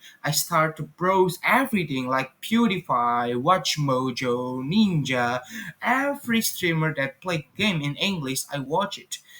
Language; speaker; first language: English; non-native, fluent; Indonesian